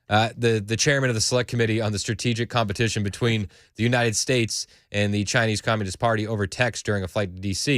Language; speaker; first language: English; native; English